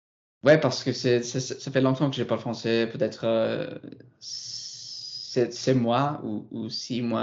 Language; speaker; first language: French; non-native, fluent; English